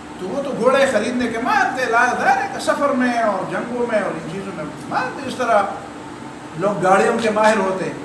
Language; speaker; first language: Urdu; non-native, local second language; Pashto